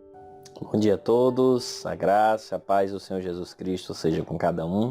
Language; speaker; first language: Portuguese; native; Portuguese